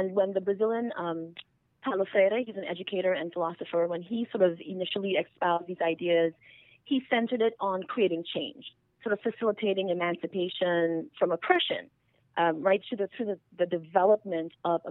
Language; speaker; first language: English; native; English